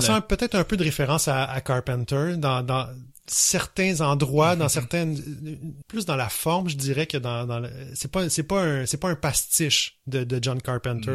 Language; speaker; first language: French; native; French